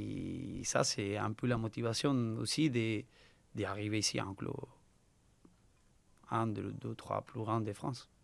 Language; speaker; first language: French; non-native, learner; Spanish